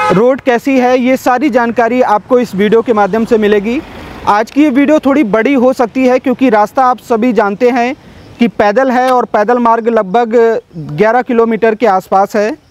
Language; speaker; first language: Hindi; native; Hindi